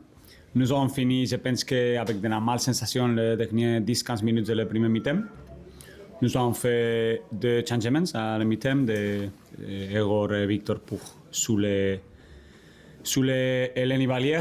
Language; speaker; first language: French; non-native, learner; Spanish